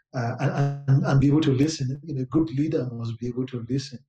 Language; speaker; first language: English; non-native, local second language; Yoruba